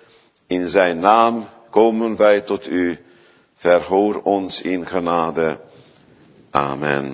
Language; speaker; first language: Dutch; non-native, fluent; Hungarian